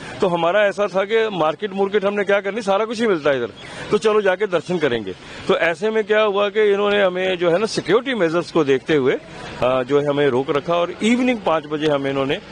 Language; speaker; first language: Urdu; non-native, local second language; Punjabi